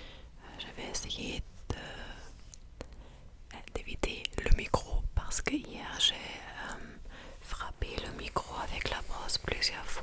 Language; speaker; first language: French; non-native, fluent; English